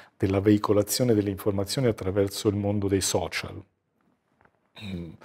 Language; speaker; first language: Italian; native; Italian